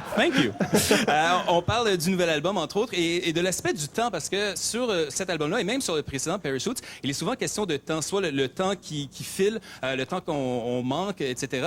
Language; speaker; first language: French; native; French